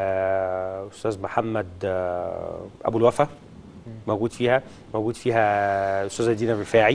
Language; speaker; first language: Arabic; native; Arabic